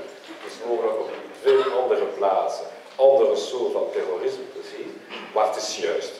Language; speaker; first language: Dutch; non-native, local second language; French